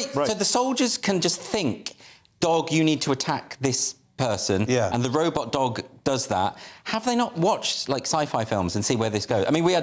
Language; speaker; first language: English; native; English